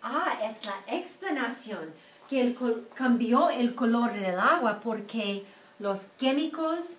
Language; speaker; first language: Spanish; non-native, fluent; English